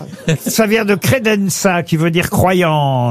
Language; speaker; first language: French; native; French